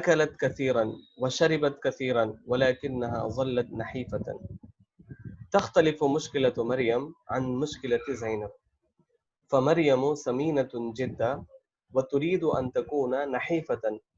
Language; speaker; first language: Arabic; non-native, fluent; Urdu